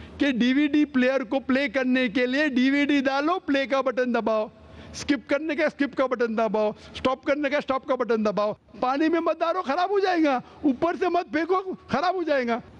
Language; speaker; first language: Hindi; non-native, local second language; Konkani